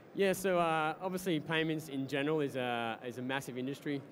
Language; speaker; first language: English; native; English